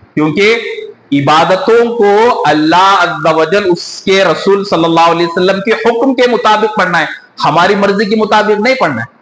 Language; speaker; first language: Urdu; native; Urdu